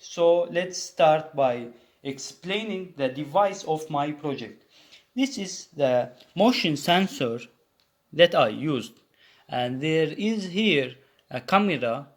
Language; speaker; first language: English; non-native, learner; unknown